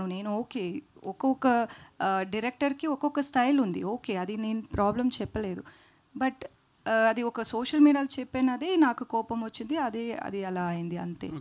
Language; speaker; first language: Telugu; non-native, learner; Tamil